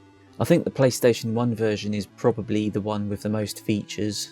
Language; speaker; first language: English; native; English